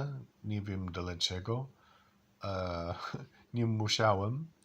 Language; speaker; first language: Polish; non-native, learner; English